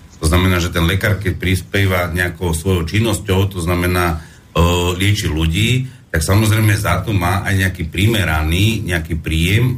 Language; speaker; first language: Slovak; non-native, fluent; Arabic